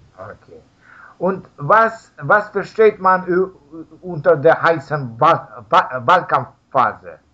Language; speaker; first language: German; non-native, learner; Russian